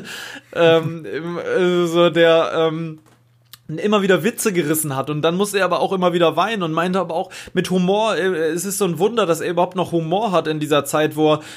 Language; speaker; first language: German; native; German